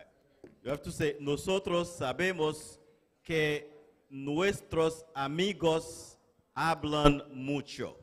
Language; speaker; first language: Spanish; non-native, fluent; English